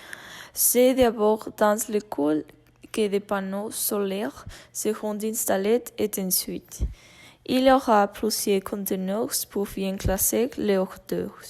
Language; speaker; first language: French; non-native, learner; Spanish